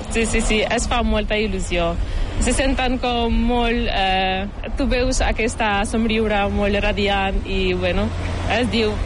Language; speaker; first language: Catalan; non-native, learner; Ukrainian